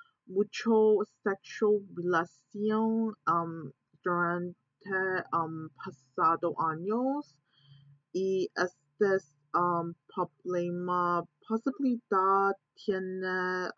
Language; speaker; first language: Spanish; non-native, learner; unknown